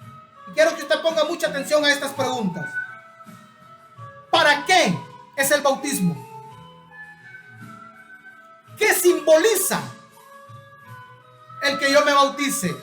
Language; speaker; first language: Spanish; native; Spanish